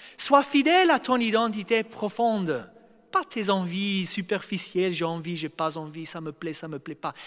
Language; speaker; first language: French; non-native, fluent; English